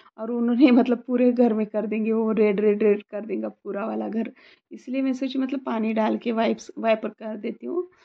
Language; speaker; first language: Hindi; non-native, local second language; Marathi